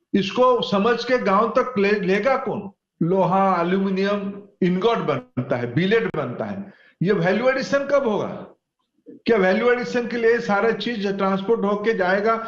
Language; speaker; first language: Hindi; non-native, local second language; Odia